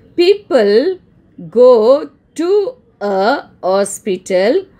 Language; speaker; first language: English; non-native, local second language; Tamil